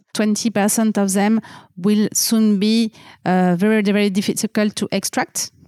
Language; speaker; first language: English; non-native, fluent; French